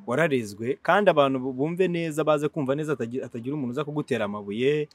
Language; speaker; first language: Kinyarwanda; native; Kinyarwanda